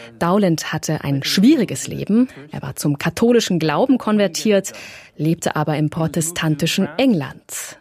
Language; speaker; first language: German; native; German